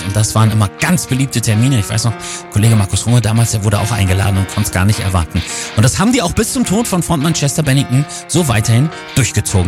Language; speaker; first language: German; native; German